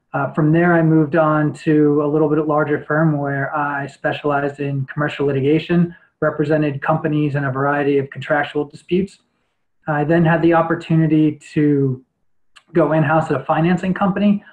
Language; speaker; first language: English; native; English